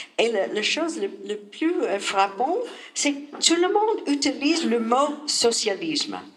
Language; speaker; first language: French; non-native, learner; English